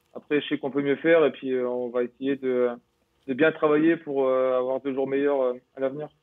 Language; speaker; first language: French; native; French